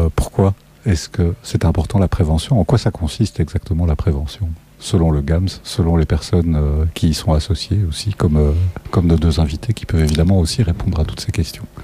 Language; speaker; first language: French; native; French